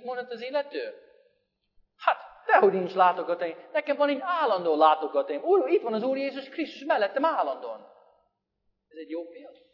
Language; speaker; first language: Hungarian; non-native, fluent; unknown